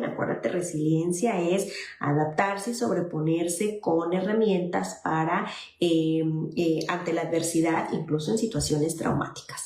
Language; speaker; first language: Spanish; native; Spanish